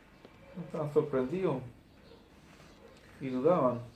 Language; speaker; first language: Spanish; native; Spanish